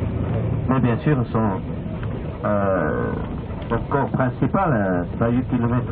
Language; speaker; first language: French; non-native, fluent; Chinese